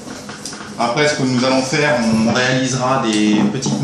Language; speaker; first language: French; native; French